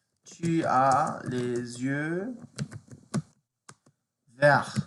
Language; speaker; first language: French; non-native, fluent; English